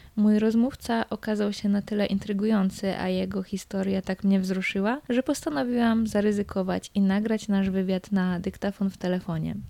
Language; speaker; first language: Polish; native; Polish